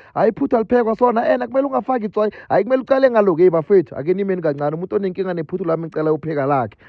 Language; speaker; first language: Zulu; native; Zulu